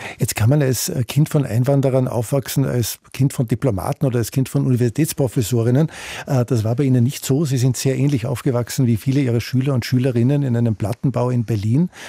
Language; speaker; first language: German; native; German